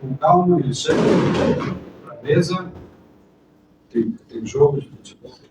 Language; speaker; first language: Portuguese; non-native, fluent; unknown